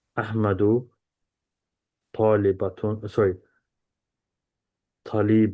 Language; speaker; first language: Arabic; non-native, learner; English